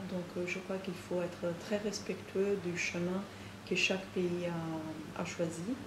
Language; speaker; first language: French; non-native, fluent; Italian